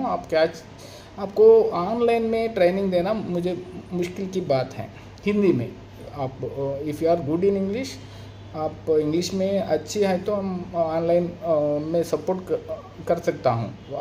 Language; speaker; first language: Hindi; non-native, local second language; Telugu